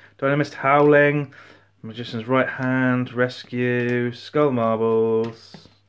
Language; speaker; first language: English; native; English